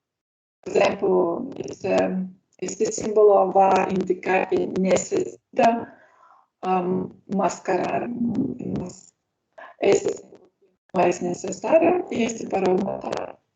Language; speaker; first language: Spanish; non-native, learner; Lithuanian